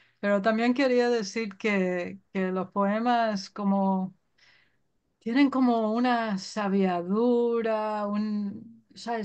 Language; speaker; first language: Spanish; early bilingual, heritage; Spanish